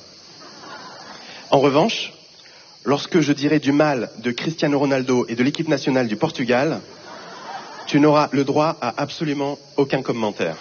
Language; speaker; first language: French; non-native, fluent; Portuguese